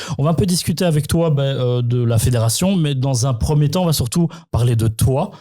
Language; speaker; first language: French; native; French